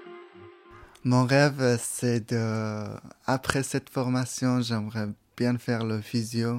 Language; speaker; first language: French; non-native, fluent; Persian